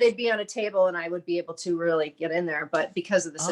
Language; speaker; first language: English; native; English